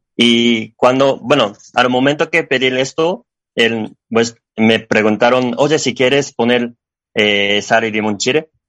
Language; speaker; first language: Spanish; non-native, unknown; Japanese